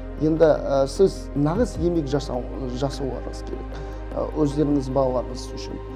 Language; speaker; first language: Kazakh; non-native, local second language; Russian